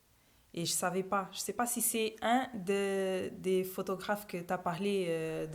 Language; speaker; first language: French; non-native, fluent; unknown